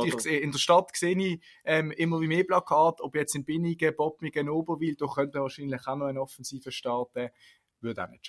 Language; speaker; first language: German; native; German